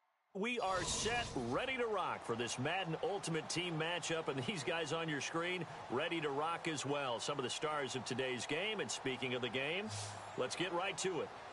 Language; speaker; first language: English; native; English